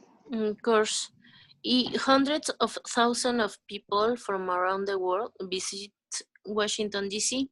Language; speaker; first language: English; non-native, learner; Spanish